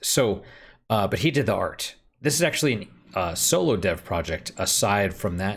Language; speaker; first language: English; native; English